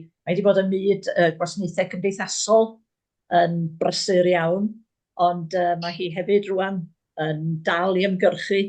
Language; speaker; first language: Welsh; native; Welsh